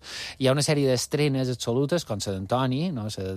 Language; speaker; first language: Catalan; native; Catalan